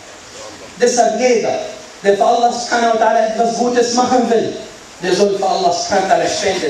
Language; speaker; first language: German; non-native, fluent; Arabic